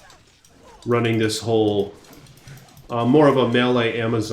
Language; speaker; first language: English; native; English